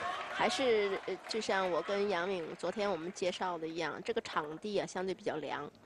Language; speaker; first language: Chinese; native; Chinese